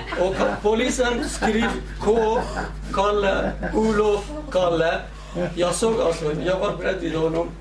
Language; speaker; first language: Swedish; non-native, fluent; Central Kurdish